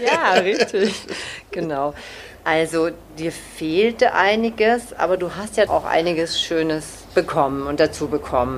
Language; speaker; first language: German; native; German